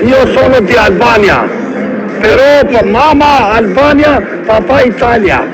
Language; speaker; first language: Italian; non-native, learner; Albanian